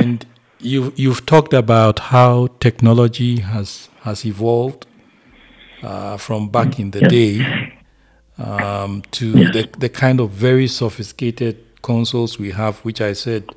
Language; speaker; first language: English; non-native, local second language; Akan